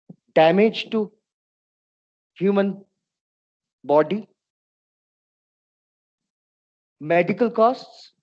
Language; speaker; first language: English; non-native, local second language; Bangla